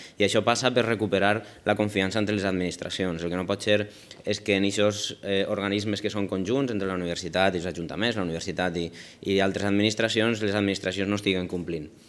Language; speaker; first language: Catalan; native; Catalan